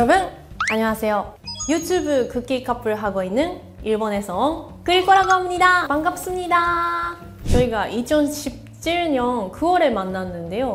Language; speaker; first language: Korean; non-native, learner; Japanese